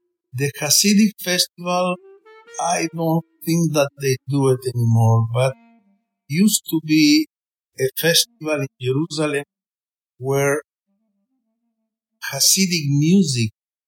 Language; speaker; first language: English; non-native, fluent; Spanish